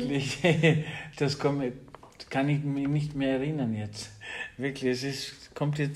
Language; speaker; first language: German; non-native, learner; Albanian